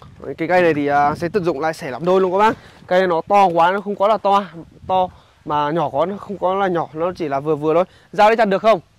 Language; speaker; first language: Vietnamese; non-native, local second language; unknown